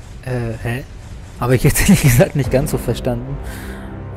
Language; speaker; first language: German; native; German